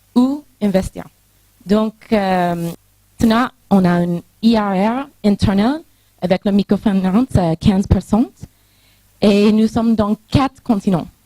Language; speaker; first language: French; non-native, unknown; English